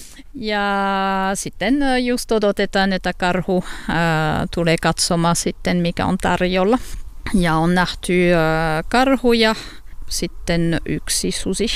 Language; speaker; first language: Finnish; non-native, learner; French